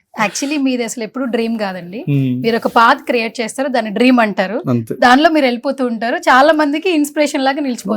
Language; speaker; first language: Telugu; native; Telugu